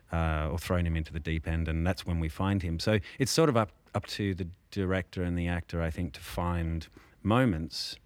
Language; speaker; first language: English; native; English